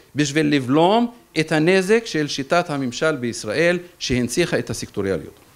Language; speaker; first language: Hebrew; native; Hebrew